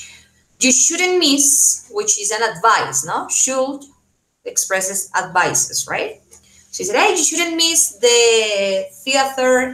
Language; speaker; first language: English; non-native, fluent; Spanish